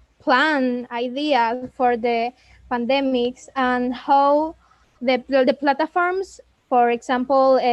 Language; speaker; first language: English; non-native, learner; Spanish